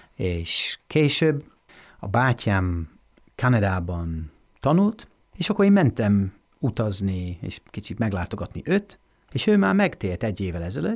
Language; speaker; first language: Hungarian; non-native, fluent; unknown